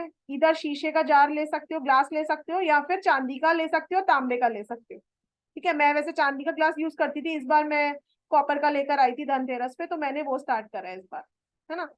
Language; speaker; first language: Hindi; native; Hindi